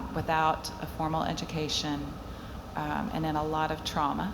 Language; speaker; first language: English; native; English